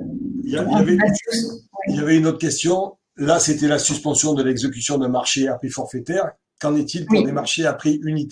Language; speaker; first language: French; native; French